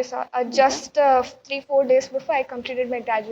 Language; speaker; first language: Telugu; non-native, learner; Odia